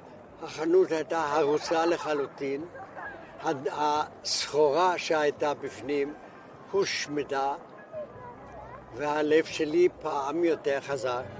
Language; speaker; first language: Hebrew; non-native, fluent; German